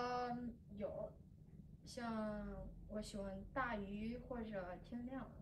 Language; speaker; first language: Chinese; early bilingual, heritage; Chinese